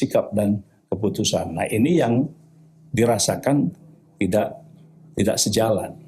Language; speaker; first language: Indonesian; native; Indonesian